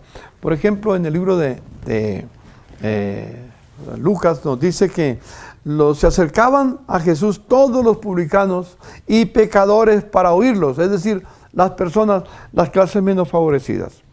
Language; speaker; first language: Spanish; native; Spanish